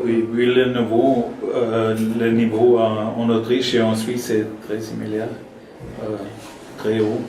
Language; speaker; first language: French; non-native, learner; German